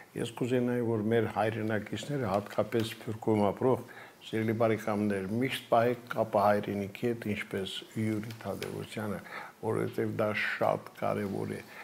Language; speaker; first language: Armenian; native; Armenian